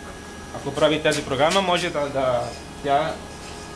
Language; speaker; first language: Bulgarian; non-native, learner; Italian